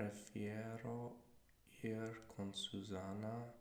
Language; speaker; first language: Spanish; non-native, learner; English